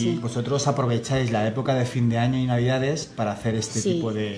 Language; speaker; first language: Spanish; native; Spanish